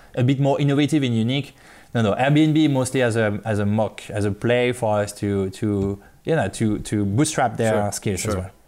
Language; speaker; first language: English; non-native, fluent; French